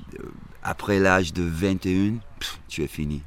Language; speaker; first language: French; non-native, fluent; English